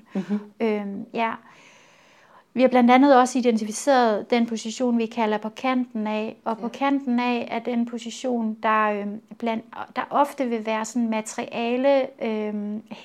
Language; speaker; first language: Danish; native; Danish